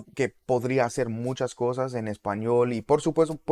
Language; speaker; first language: Spanish; non-native, learner; English